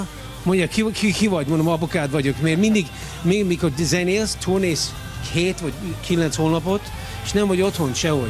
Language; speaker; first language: Hungarian; early bilingual, heritage; English